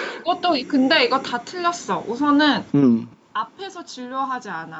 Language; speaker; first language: Korean; early bilingual, heritage; Korean